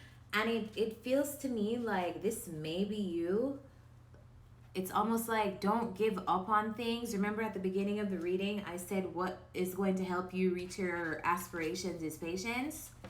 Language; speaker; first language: English; native; English